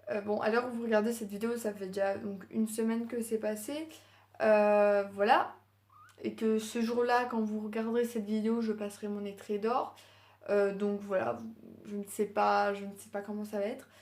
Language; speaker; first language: French; native; French